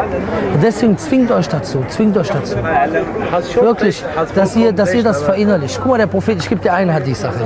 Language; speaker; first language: German; native; German